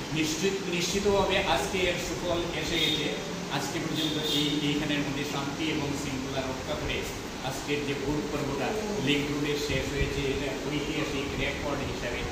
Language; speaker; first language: Bangla; native; Bangla